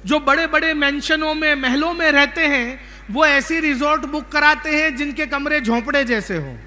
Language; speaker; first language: Hindi; non-native, local second language; Gujarati